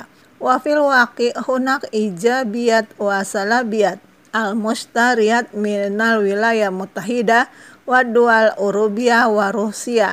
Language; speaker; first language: Arabic; non-native, fluent; Indonesian